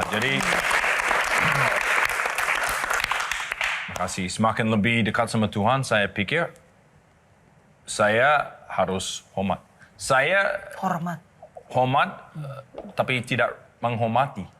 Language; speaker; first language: Indonesian; non-native, learner; English